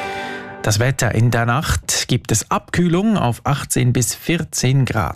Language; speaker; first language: German; native; German